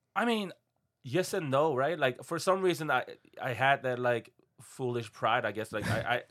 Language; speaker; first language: English; non-native, fluent; Korean